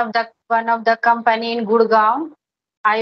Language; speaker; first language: English; non-native, learner; Hindi